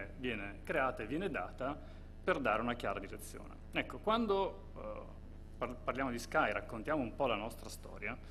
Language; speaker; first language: Italian; native; Italian